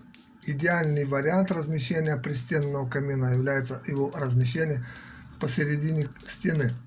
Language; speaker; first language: Russian; native; Russian